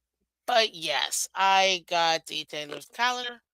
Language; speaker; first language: English; native; English